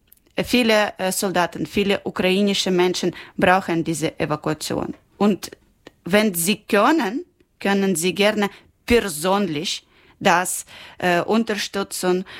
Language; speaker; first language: German; non-native, learner; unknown